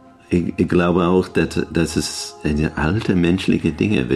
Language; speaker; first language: German; non-native, learner; English